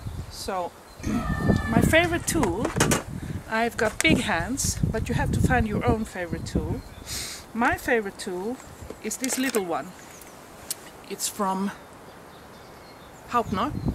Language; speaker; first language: English; non-native, fluent; Swedish